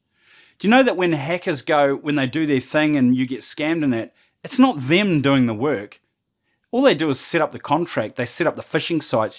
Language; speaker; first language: English; native; English